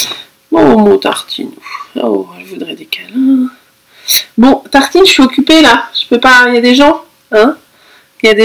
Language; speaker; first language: French; native; French